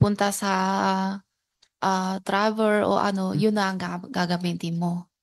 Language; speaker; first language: Filipino; non-native, learner; Chinese